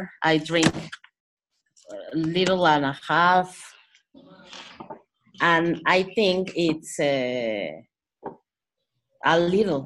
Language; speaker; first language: English; non-native, learner; Spanish